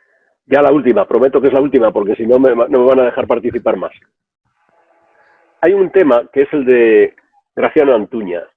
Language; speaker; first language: Spanish; native; Spanish